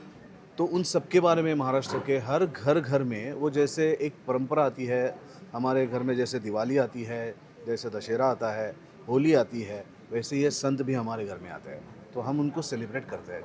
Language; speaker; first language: Hindi; non-native, local second language; Marathi